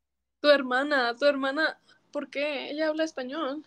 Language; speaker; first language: Spanish; early bilingual, other home language; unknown